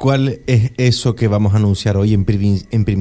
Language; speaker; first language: Spanish; native; Spanish